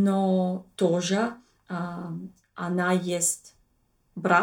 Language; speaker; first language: Russian; non-native, learner; English